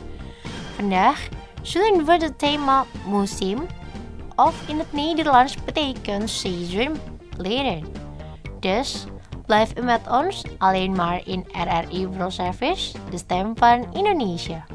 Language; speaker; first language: Dutch; non-native, fluent; Indonesian